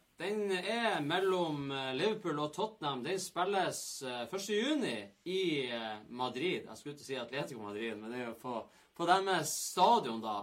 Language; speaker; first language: Norwegian; native; Norwegian